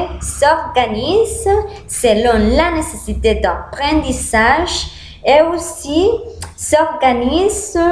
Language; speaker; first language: French; non-native, learner; Spanish